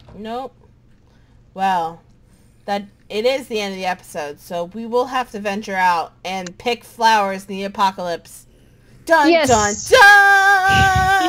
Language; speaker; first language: English; native; English